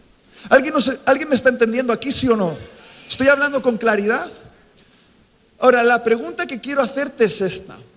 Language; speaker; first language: Spanish; native; Spanish